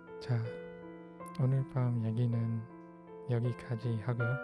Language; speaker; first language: Korean; non-native, fluent; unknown